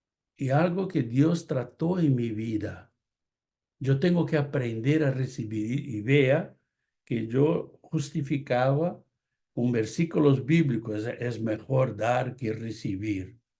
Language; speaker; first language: Spanish; non-native, fluent; Portuguese